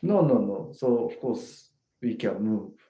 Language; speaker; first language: English; non-native, learner; Japanese